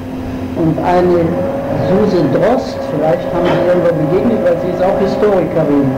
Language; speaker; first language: German; non-native, fluent; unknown